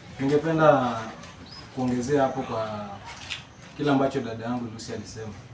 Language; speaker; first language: Swahili; non-native, local second language; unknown